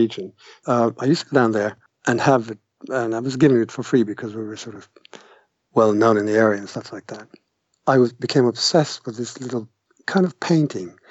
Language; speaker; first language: English; non-native, fluent; Norwegian